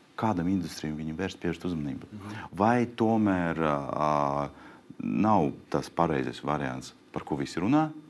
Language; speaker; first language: Latvian; non-native, local second language; Russian